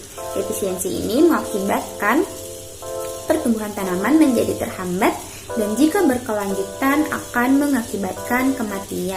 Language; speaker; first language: Indonesian; non-native, local second language; Banjar